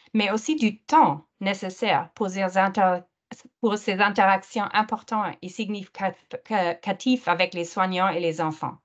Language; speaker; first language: French; non-native, fluent; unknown